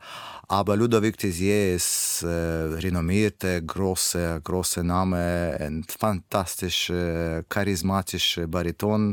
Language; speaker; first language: German; non-native, learner; Russian